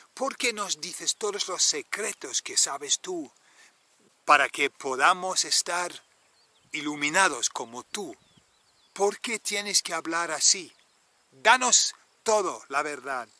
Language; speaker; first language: Spanish; non-native, fluent; English